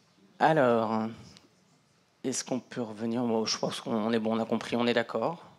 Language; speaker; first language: French; native; French